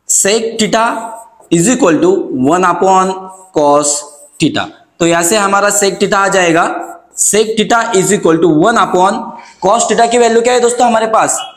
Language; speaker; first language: Hindi; non-native, local second language; Marathi